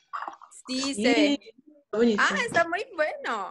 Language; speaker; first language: Spanish; non-native, fluent; Portuguese